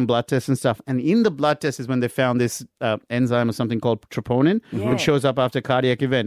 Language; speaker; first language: English; non-native, local second language; Sinhala